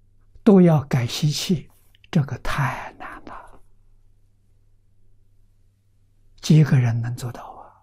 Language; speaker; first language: Chinese; native; Chinese